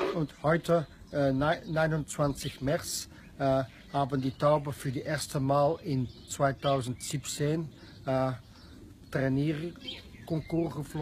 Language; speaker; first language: German; non-native, learner; Dutch